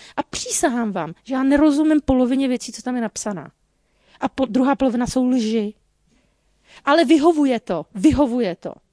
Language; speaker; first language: Czech; native; Czech